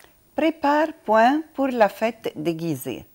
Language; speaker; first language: French; non-native, fluent; Arabic